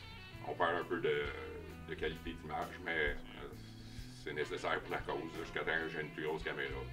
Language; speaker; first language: French; native; French